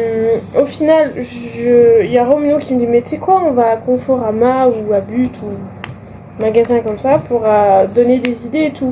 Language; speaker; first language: French; native; French